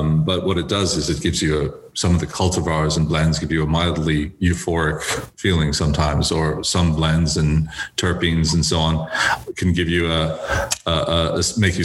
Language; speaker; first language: English; native; English